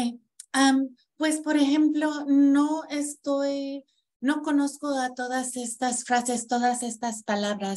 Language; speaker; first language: Spanish; non-native, fluent; English